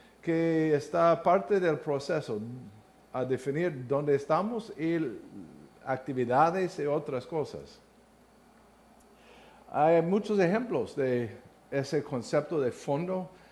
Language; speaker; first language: Spanish; non-native, learner; English